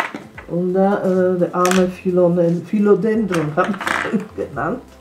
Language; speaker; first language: German; non-native, fluent; Polish